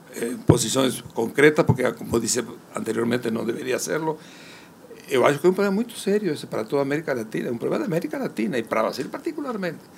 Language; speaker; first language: Spanish; native; Spanish